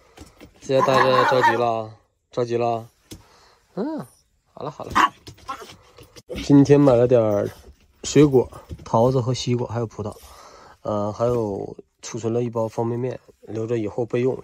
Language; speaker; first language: Chinese; native; Chinese